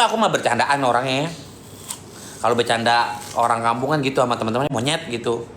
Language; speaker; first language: Indonesian; native; Indonesian